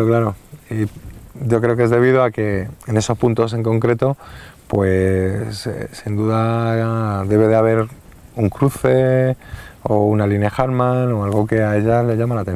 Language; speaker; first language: Spanish; native; Spanish